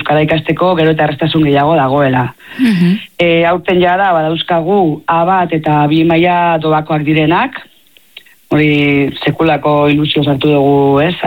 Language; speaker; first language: Basque; native; Basque